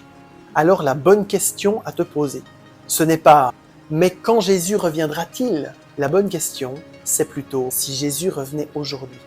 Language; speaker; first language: French; native; French